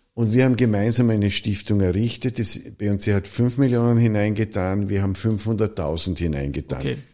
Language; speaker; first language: German; native; German